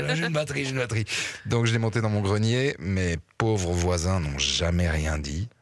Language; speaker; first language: French; native; French